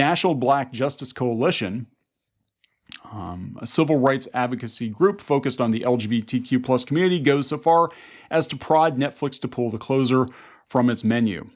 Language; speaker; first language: English; native; English